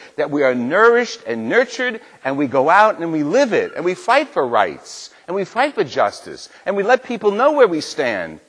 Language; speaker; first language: English; native; English